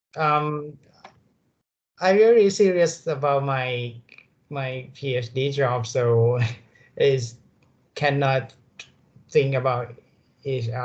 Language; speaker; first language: English; non-native, learner; Thai